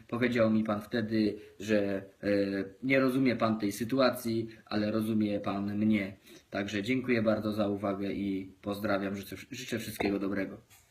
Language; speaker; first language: Polish; native; Polish